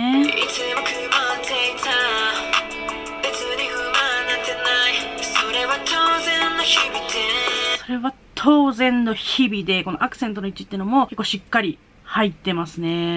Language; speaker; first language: Japanese; native; Japanese